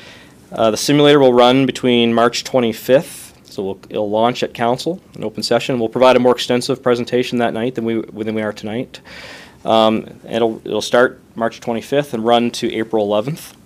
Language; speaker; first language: English; native; English